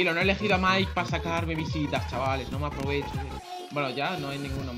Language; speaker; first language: Spanish; native; Spanish